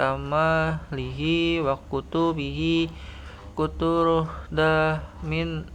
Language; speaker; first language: Arabic; non-native, learner; Indonesian